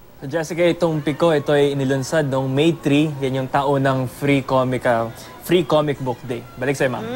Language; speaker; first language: Filipino; native; Filipino